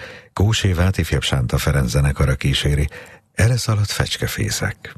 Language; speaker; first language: Hungarian; native; Hungarian